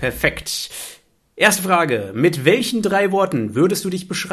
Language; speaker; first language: German; native; German